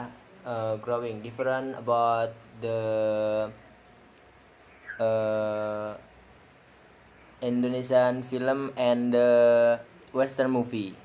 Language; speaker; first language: English; non-native, learner; Indonesian